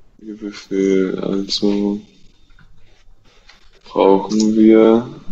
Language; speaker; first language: German; native; German